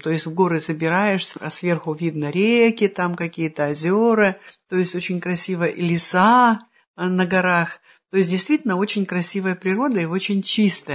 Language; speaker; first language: Russian; native; Russian